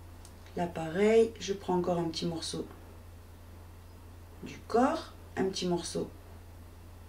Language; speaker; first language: French; native; French